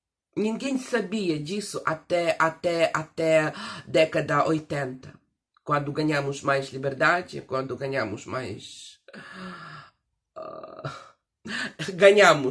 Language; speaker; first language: Portuguese; non-native, fluent; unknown